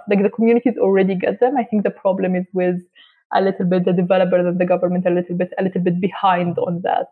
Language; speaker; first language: English; non-native, fluent; Arabic